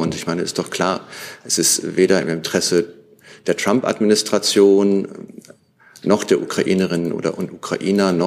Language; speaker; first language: German; native; German